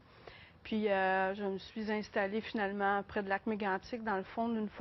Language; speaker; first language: French; native; French